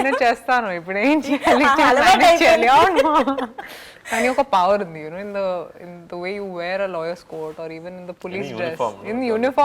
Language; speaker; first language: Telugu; non-native, fluent; Hindi